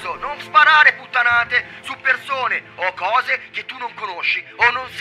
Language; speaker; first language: Italian; native; Italian